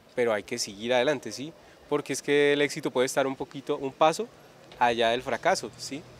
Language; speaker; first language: Spanish; native; Spanish